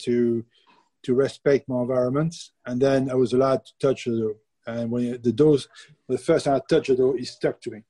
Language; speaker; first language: English; non-native, fluent; French